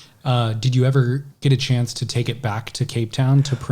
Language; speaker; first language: English; native; English